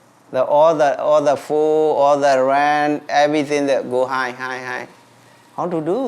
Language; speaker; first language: English; non-native, learner; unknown